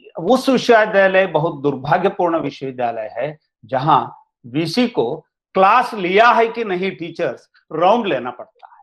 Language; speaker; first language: Hindi; non-native, local second language; Kannada